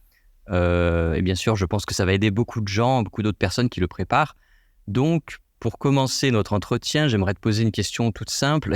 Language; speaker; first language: French; native; French